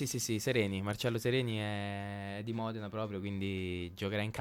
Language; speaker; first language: Italian; native; Italian